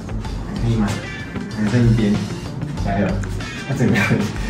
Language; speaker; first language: Chinese; native; Chinese